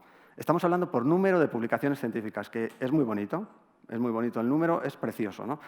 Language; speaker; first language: Spanish; native; Spanish